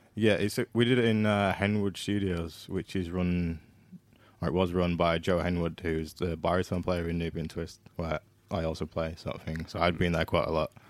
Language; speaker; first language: English; native; English